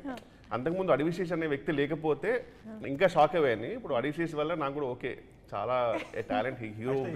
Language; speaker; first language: Telugu; native; Telugu